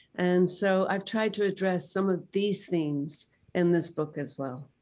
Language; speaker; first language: English; native; English